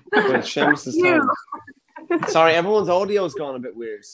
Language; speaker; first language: English; native; English